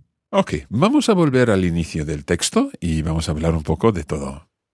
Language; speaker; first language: Spanish; non-native, fluent; English